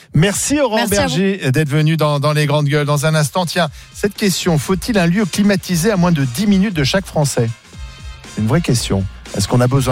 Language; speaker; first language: French; native; French